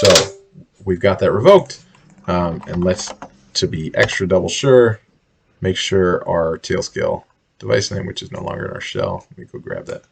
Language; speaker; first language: English; native; English